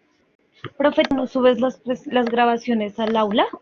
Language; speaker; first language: Spanish; native; Spanish